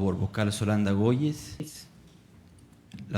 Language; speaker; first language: Spanish; native; Spanish